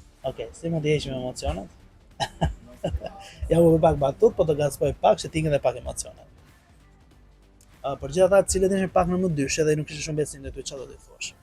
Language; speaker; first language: Albanian; native; Albanian